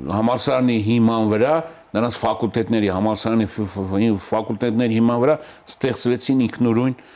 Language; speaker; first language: Armenian; native; Armenian